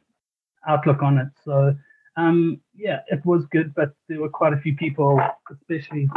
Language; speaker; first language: English; native; English